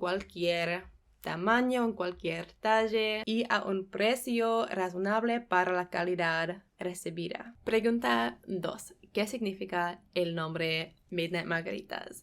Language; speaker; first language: Spanish; non-native, fluent; English